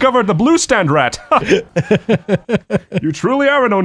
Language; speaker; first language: English; native; English